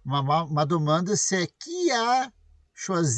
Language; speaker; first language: French; non-native, learner; Portuguese